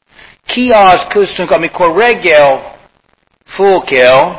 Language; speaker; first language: Hungarian; non-native, fluent; English